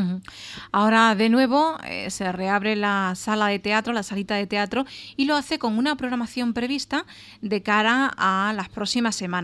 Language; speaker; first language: Spanish; native; Spanish